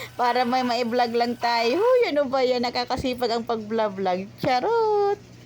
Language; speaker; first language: Filipino; non-native, local second language; Waray